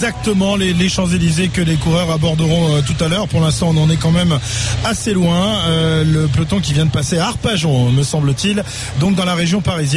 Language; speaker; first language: French; native; French